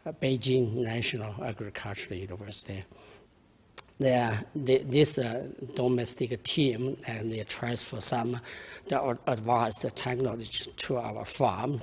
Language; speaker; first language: English; non-native, learner; Chinese